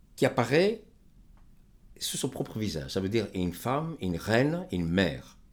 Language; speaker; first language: French; non-native, fluent; Greek